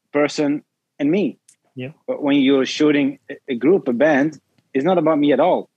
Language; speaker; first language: English; non-native, fluent; Dutch